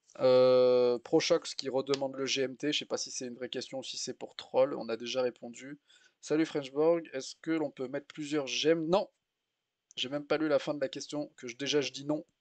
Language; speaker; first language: French; native; French